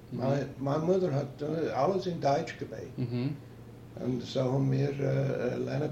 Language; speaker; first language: German; early bilingual, heritage; German